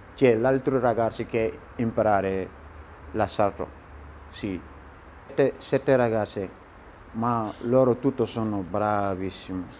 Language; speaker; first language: Italian; non-native, learner; Wolof